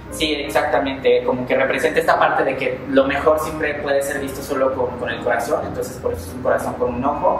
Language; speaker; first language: Spanish; native; Spanish